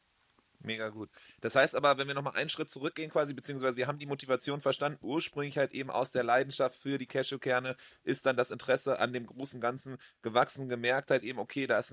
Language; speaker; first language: German; native; German